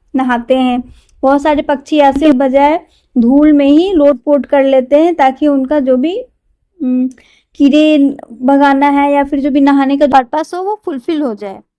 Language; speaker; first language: Hindi; non-native, local second language; Gujarati